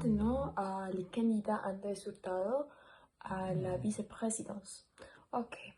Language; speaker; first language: French; non-native, learner; Spanish